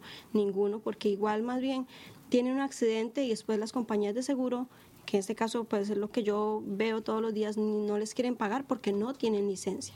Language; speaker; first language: Spanish; native; Spanish